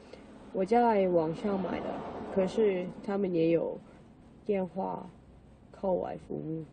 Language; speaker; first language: Chinese; non-native, learner; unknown